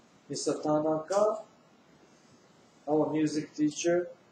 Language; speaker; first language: English; non-native, fluent; Japanese